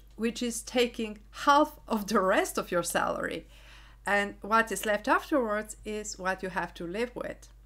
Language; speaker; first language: English; non-native, fluent; Bulgarian